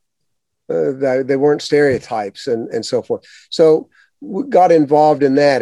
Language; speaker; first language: English; native; English